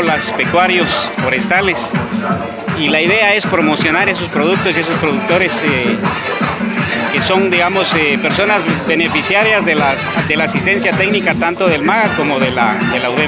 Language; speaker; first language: Spanish; native; Spanish